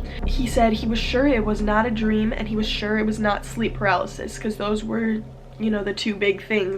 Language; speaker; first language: English; native; English